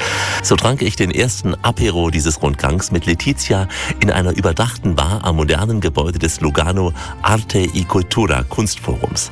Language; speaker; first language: German; native; German